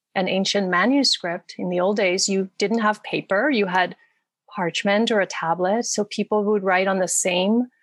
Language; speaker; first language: English; non-native, fluent; Spanish